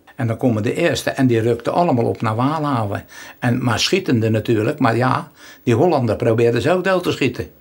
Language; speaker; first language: Dutch; native; Dutch